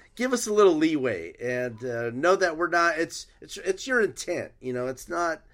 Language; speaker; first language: English; early bilingual, other home language; Spanish